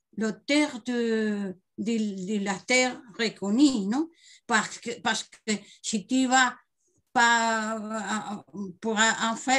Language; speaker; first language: French; non-native, learner; Spanish